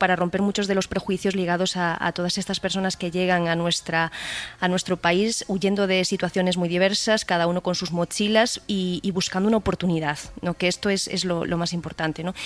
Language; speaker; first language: Spanish; native; Spanish